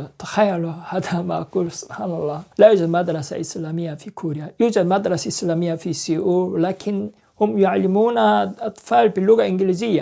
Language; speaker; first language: Arabic; non-native, learner; Korean